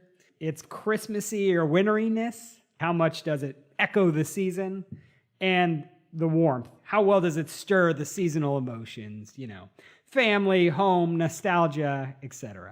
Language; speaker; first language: English; native; English